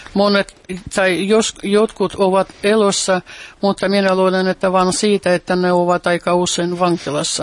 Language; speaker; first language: Finnish; non-native, fluent; Russian